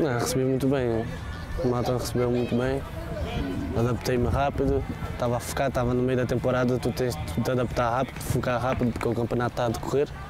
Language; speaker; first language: Portuguese; native; Portuguese